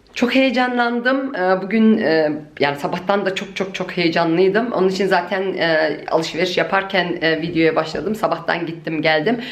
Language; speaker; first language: Turkish; early bilingual, heritage; Turkish